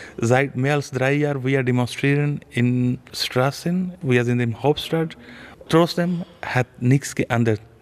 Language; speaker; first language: German; non-native, fluent; Urdu